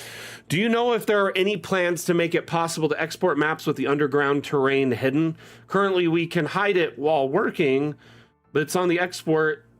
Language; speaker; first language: English; native; English